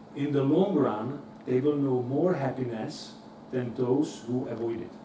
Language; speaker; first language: English; non-native, fluent; Czech